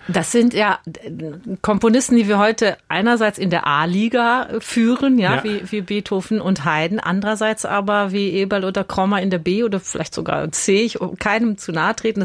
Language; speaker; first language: German; native; German